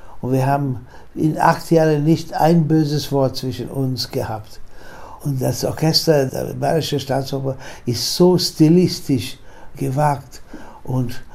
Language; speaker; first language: German; non-native, fluent; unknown